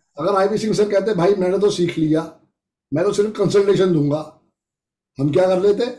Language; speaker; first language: Hindi; native; Hindi